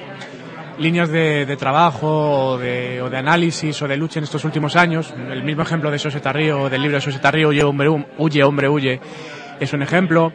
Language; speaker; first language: Spanish; native; Spanish